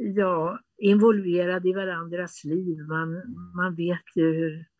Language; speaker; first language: Swedish; native; Swedish